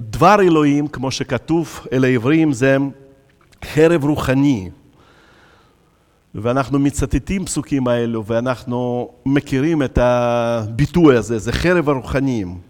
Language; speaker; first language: Hebrew; non-native, fluent; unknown